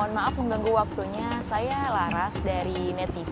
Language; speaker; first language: Indonesian; native; Indonesian